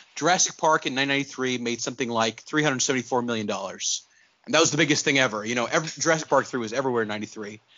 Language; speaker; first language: English; non-native, local second language; Urdu